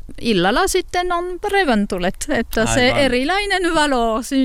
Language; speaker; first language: Finnish; non-native, learner; French